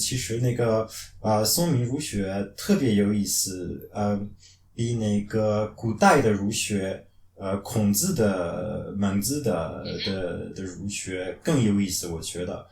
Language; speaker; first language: Chinese; non-native, fluent; French